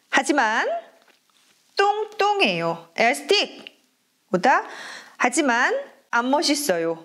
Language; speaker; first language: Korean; non-native, learner; German